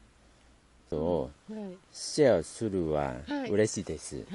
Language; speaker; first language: Japanese; non-native, learner; Chinese